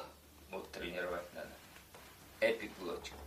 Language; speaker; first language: Russian; non-native, local second language; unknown